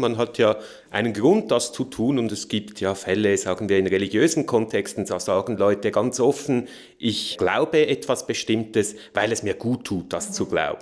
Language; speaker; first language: German; native; German